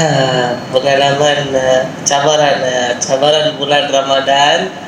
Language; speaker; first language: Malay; non-native, local second language; Tamil